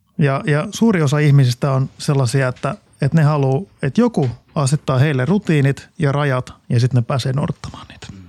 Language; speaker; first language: Finnish; native; Finnish